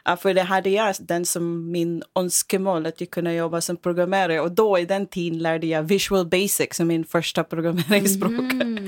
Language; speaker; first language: Swedish; non-native, fluent; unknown